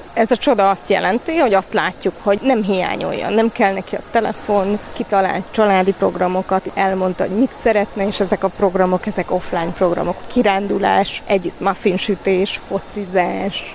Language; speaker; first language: Hungarian; native; Hungarian